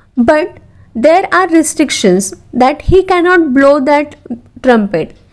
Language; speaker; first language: English; non-native, local second language; Marathi